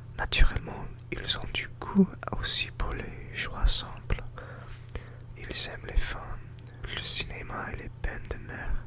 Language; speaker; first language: French; non-native, learner; English